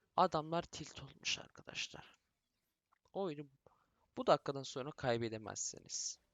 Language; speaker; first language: Turkish; early bilingual, heritage; Turkish